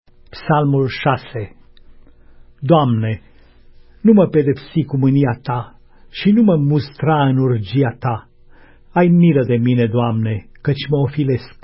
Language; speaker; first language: Romanian; native; Romanian